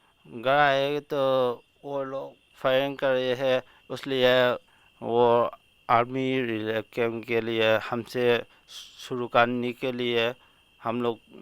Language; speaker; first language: Hindi; non-native, local second language; Manipuri